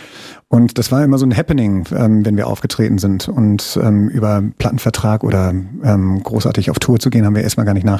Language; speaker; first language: German; native; German